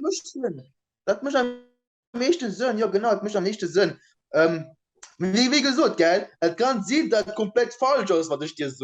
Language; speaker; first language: German; non-native, local second language; Luxembourgish